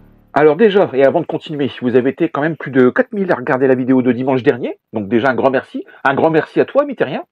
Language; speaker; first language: French; native; French